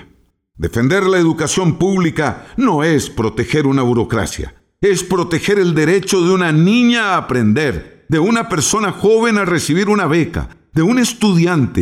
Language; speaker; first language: Spanish; native; Spanish